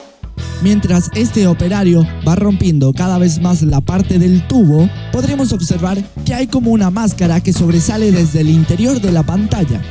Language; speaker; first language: Spanish; native; Spanish